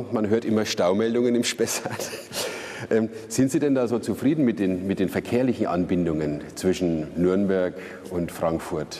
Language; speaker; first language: German; native; German